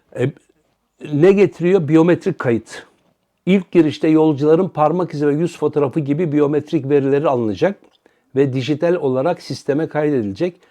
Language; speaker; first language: Turkish; native; Turkish